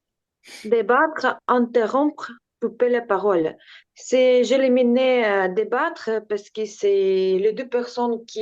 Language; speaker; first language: French; non-native, learner; Ukrainian